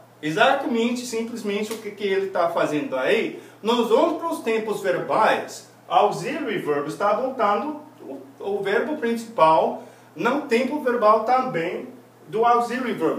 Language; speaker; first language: Portuguese; non-native, fluent; English